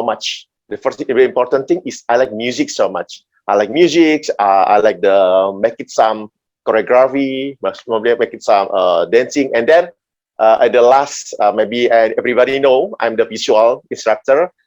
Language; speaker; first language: English; non-native, learner; Indonesian